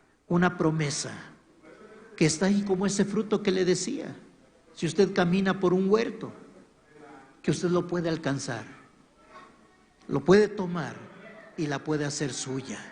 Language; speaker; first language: Spanish; native; Spanish